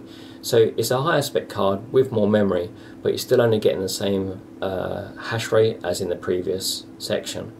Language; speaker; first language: English; native; English